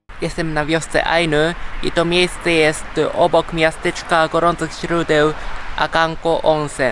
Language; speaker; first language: Polish; non-native, fluent; Japanese